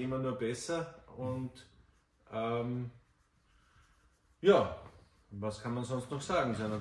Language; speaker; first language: German; native; German